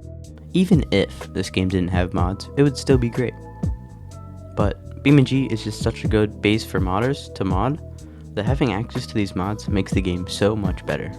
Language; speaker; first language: English; native; English